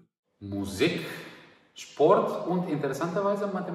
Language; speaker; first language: German; non-native, fluent; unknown